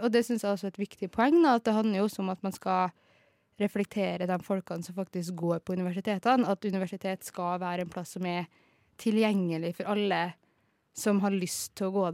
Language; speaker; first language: Norwegian; native; Norwegian